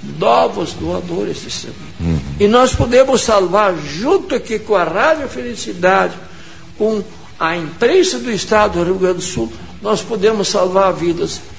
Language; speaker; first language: Portuguese; non-native, local second language; German